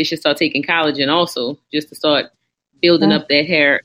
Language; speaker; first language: English; native; English